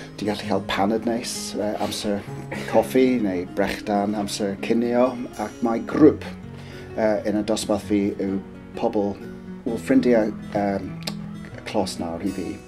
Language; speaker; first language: Welsh; non-native, learner; English